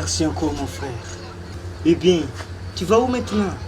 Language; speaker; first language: French; non-native, local second language; Malagasy